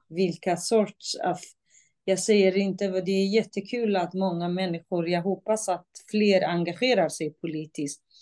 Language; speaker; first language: Swedish; non-native, fluent; Kurdish